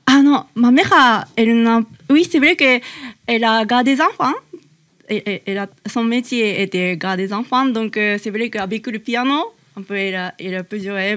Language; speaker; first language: French; non-native, learner; Japanese